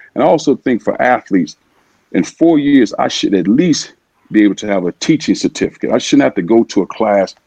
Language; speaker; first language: English; native; English